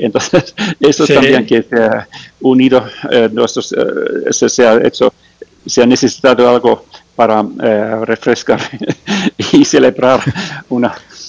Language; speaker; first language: Spanish; non-native, fluent; Finnish